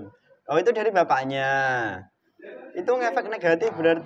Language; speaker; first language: Indonesian; native; Indonesian